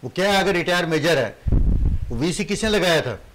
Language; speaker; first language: Urdu; native; Urdu